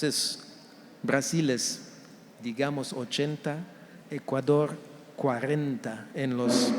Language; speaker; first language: Spanish; non-native, fluent; French